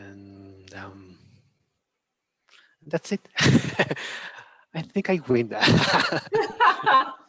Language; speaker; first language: English; non-native, learner; Spanish